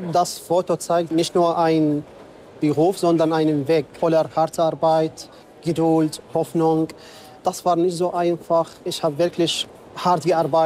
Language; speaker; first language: German; non-native, learner; Arabic